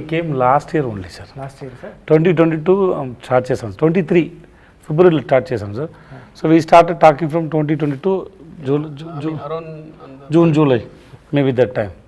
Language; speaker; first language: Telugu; non-native, learner; Tamil